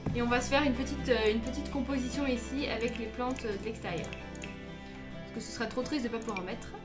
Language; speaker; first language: French; native; French